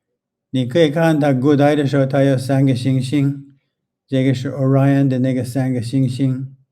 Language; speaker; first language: Chinese; non-native, fluent; English